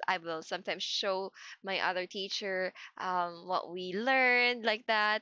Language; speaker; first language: English; native; English